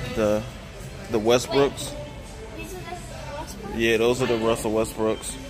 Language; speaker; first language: English; native; English